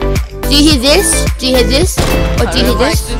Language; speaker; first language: English; native; English